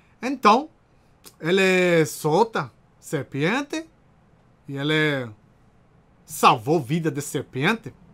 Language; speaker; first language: Portuguese; non-native, learner; Spanish